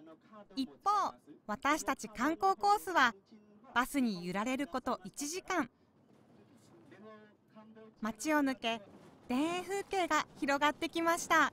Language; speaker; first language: Japanese; native; Japanese